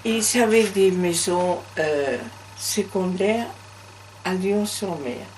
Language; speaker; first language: French; non-native, learner; German